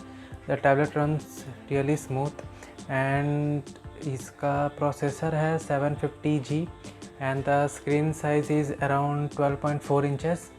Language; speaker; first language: English; non-native, local second language; Hindi